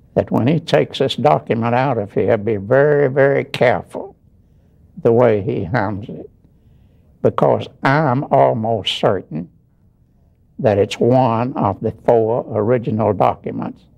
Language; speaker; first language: English; native; English